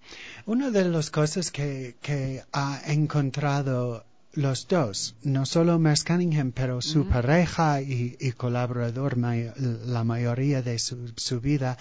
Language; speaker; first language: Spanish; non-native, fluent; English